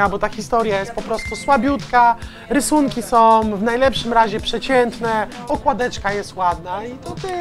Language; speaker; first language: Polish; native; Polish